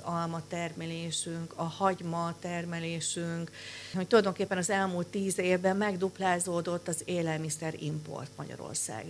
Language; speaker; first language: Hungarian; native; Hungarian